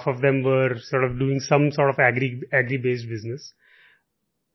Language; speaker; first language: English; non-native, local second language; Punjabi